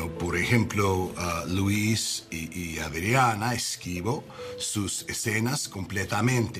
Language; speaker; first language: Spanish; non-native, learner; English